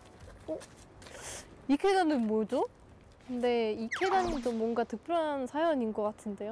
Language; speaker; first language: Korean; non-native, fluent; German